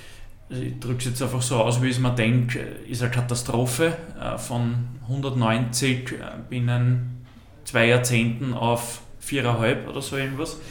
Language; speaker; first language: German; native; German